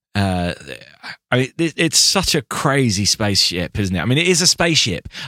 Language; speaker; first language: English; native; English